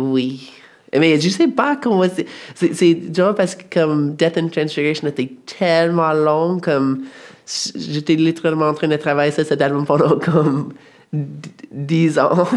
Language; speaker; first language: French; non-native, fluent; English